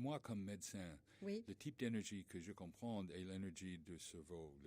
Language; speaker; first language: French; non-native, learner; English